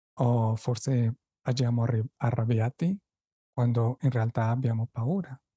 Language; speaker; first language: Italian; non-native, fluent; Spanish